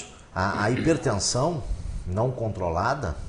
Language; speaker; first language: Portuguese; native; Portuguese